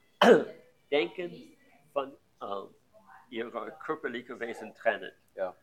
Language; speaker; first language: German; non-native, learner; English